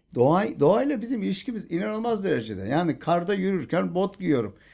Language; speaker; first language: Turkish; native; Turkish